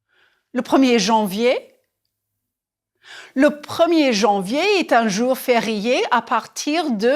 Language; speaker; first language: French; non-native, fluent; English